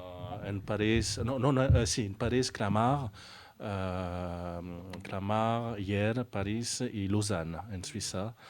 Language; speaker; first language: Spanish; non-native, learner; French